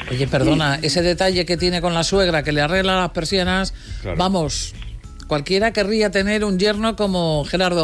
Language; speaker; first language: Spanish; native; Spanish